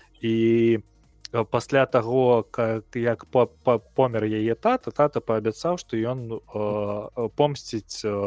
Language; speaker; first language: Belarusian; non-native, local second language; Russian